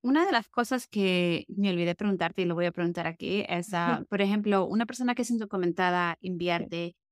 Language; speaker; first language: Spanish; early bilingual, heritage; Spanish